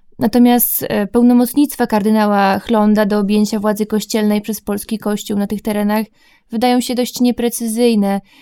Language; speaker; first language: Polish; native; Polish